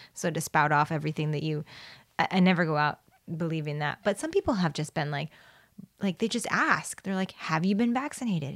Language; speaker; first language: English; early bilingual, other home language; Spanish